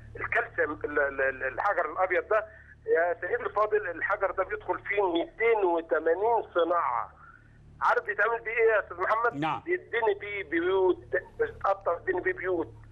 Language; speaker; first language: Egyptian Arabic; native; Egyptian Arabic